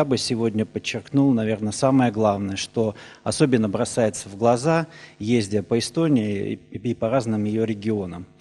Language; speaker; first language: Russian; native; Russian